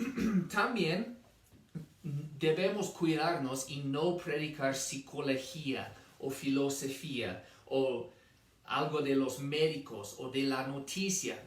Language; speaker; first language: Spanish; non-native, fluent; English